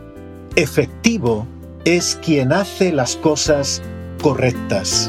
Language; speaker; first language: Spanish; native; Spanish